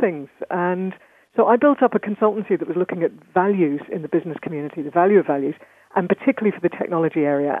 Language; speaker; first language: English; native; English